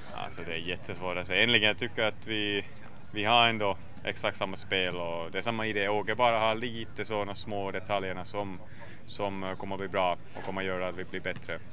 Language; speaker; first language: Swedish; non-native, local second language; Finnish